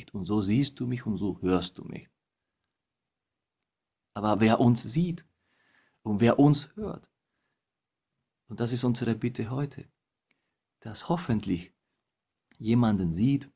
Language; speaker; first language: German; non-native, fluent; Spanish